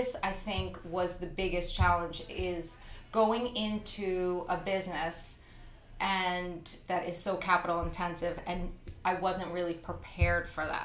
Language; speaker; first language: English; native; English